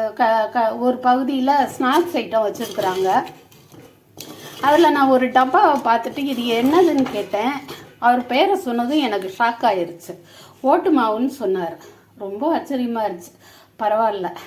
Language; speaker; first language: Tamil; native; Tamil